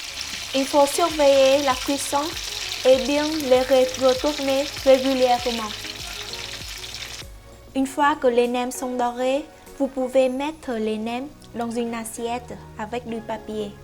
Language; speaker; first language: French; non-native, fluent; Vietnamese